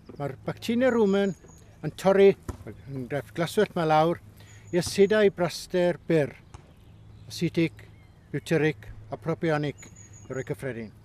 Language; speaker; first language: Welsh; native; Welsh